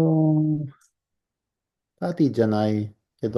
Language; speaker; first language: Japanese; non-native, learner; English